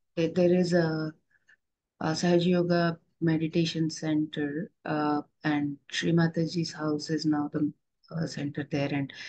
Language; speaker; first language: English; non-native, local second language; Telugu